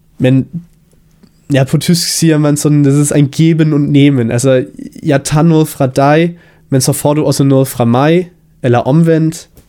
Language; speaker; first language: Danish; early bilingual, heritage; Danish